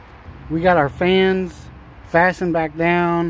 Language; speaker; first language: English; native; English